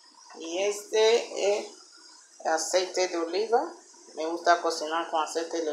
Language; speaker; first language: Spanish; non-native, learner; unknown